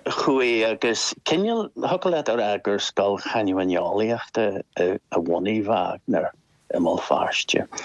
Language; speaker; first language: Irish; non-native, local second language; English